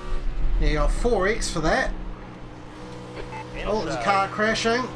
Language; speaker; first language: English; native; English